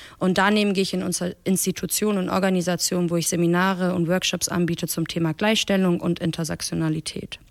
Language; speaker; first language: German; early bilingual, other home language; Persian